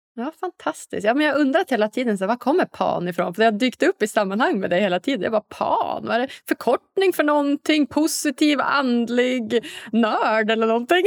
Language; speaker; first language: Swedish; native; Swedish